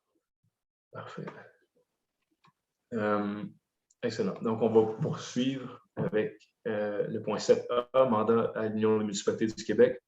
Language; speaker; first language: French; native; French